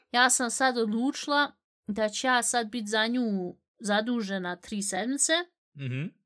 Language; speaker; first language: Bosnian; early bilingual, heritage; Bosnian